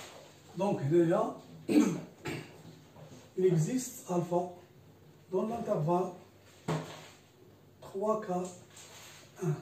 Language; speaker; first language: French; non-native, local second language; Arabic